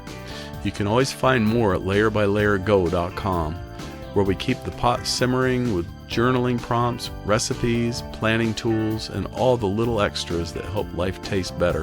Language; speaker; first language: English; native; English